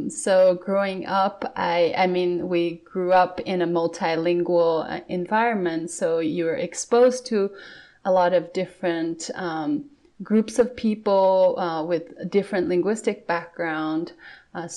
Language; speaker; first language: English; non-native, fluent; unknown